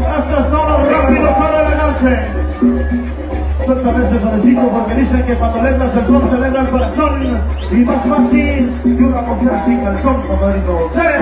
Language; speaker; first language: Spanish; native; Spanish